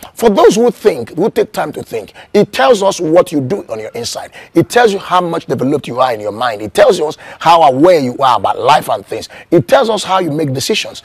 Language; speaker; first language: English; non-native, local second language; Igbo